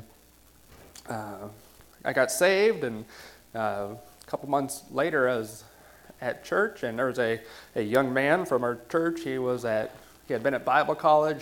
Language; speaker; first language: English; native; English